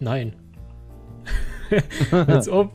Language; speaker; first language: German; native; German